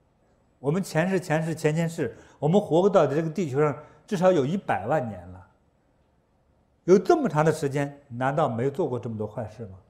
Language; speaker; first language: Chinese; native; Chinese